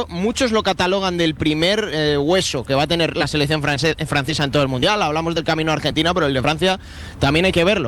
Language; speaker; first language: Spanish; native; Spanish